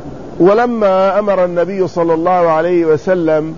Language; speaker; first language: Arabic; native; Arabic